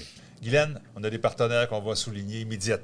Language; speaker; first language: French; native; French